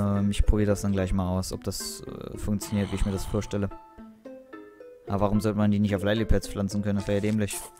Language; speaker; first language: German; native; German